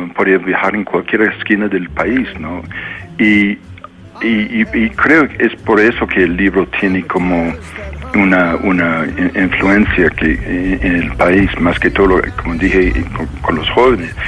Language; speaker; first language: Spanish; non-native, fluent; English